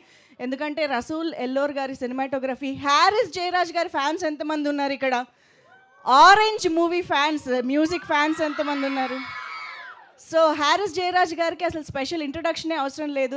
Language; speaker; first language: Telugu; native; Telugu